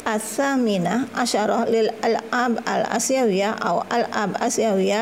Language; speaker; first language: Arabic; non-native, learner; Indonesian